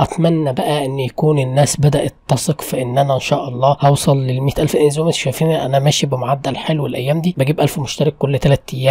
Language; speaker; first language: Arabic; native; Arabic